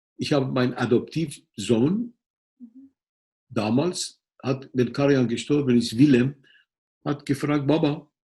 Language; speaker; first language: German; non-native, fluent; Persian